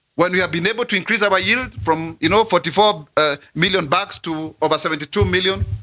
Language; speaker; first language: English; non-native, local second language; Kikuyu